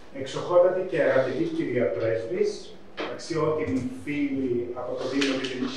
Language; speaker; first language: Greek; native; Greek